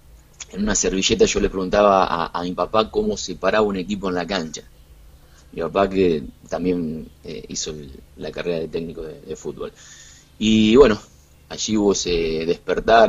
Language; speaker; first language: Spanish; native; Spanish